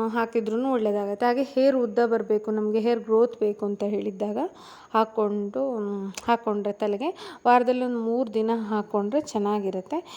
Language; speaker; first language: Kannada; non-native, local second language; Tulu